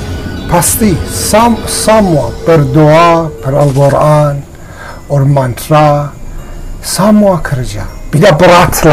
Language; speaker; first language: Indonesian; non-native, learner; Persian